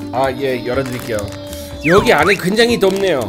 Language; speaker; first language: Korean; non-native, fluent; English